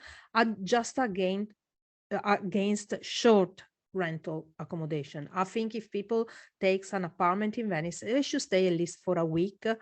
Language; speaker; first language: English; non-native, fluent; Italian